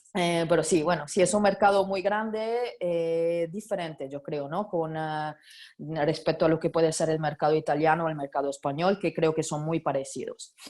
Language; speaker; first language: Spanish; non-native, fluent; Italian